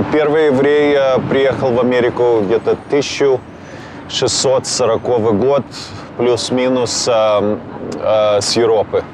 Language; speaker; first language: Russian; early bilingual, heritage; Russian